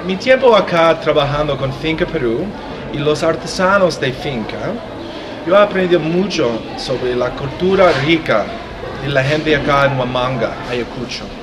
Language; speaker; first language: Spanish; non-native, fluent; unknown